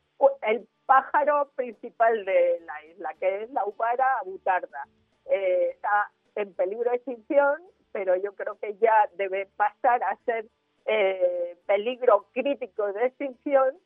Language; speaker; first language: Spanish; native; Spanish